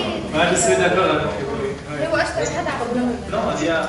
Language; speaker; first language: French; non-native, learner; Arabic